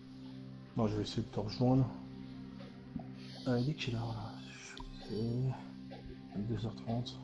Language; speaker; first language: French; native; French